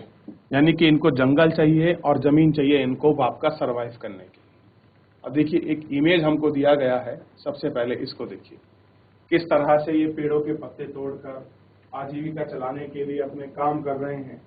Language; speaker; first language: Hindi; native; Hindi